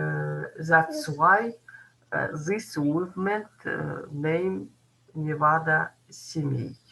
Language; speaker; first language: English; non-native, learner; Kazakh